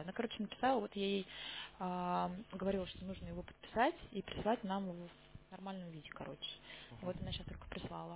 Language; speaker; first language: Russian; native; Russian